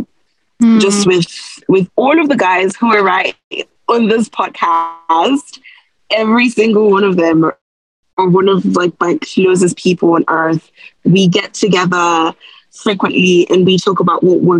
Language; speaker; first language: English; non-native, local second language; Yoruba